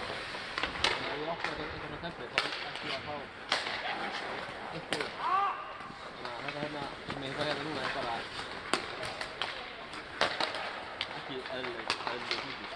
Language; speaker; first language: Icelandic; native; Icelandic